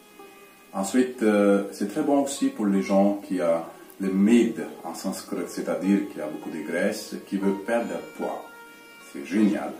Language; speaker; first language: French; non-native, fluent; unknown